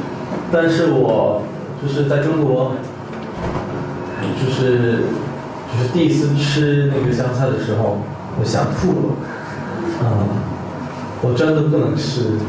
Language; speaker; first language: Chinese; non-native, fluent; Korean